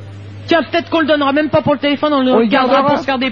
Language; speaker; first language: French; native; French